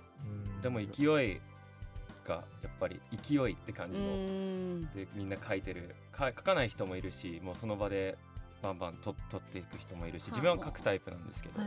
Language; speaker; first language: Japanese; native; Japanese